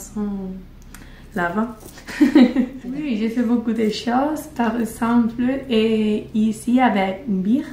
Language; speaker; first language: French; non-native, learner; Spanish